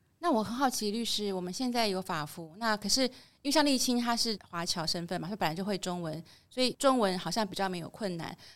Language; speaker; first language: Chinese; native; Chinese